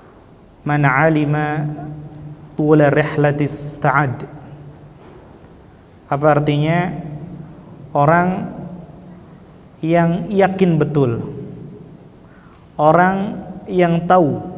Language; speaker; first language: Indonesian; native; Indonesian